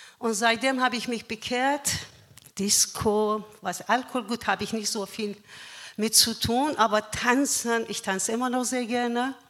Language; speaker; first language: German; non-native, fluent; Persian